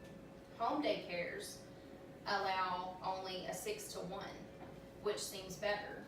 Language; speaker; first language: English; native; English